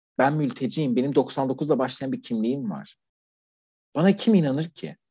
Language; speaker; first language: Turkish; non-native, fluent; Persian